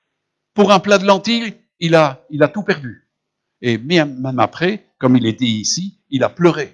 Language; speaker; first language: French; native; French